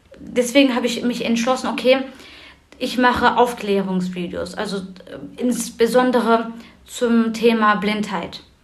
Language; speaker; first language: German; early bilingual, other home language; Turkish